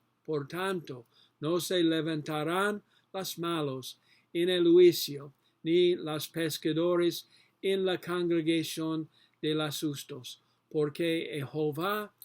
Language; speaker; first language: Spanish; non-native, learner; English